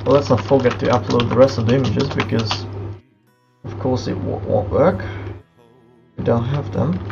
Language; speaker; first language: English; non-native, fluent; Hungarian